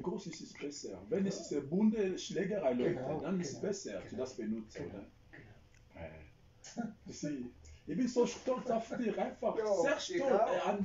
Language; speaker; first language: German; non-native, learner; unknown